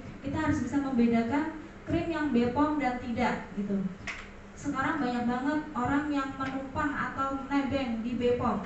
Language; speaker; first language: Indonesian; native; Indonesian